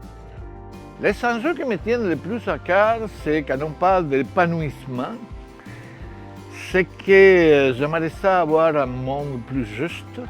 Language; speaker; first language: French; non-native, fluent; Spanish